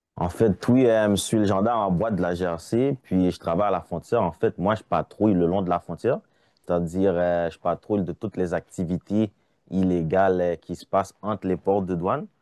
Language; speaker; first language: French; non-native, local second language; Haitian Creole